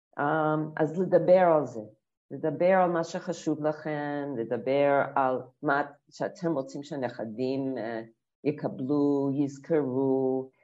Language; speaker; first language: Hebrew; non-native, fluent; English